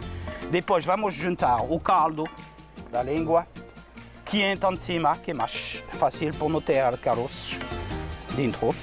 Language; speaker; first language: Portuguese; non-native, fluent; French